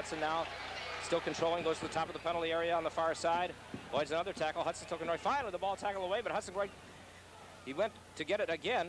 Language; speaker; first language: English; native; English